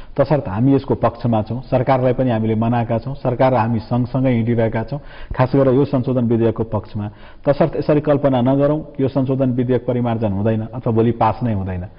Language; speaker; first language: Nepali; non-native, local second language; Maithili